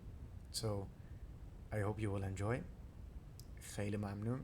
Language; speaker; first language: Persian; non-native, learner; Dutch